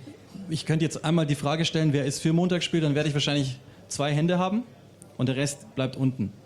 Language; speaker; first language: German; native; German